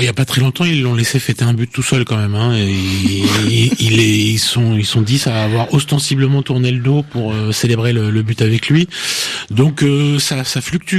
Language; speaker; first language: French; native; French